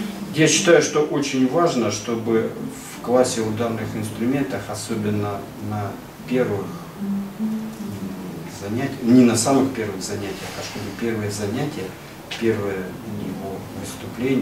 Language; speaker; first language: Russian; native; Russian